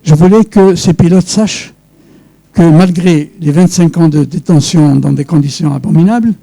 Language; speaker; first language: French; non-native, local second language; Arabic